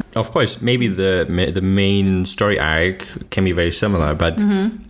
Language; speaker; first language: English; non-native, fluent; German